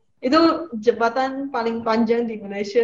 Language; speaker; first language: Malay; non-native, local second language; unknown